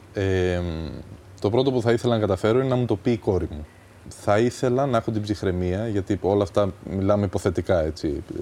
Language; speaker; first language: Greek; early bilingual, other home language; Albanian